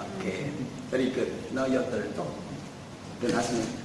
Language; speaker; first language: English; non-native, learner; Indonesian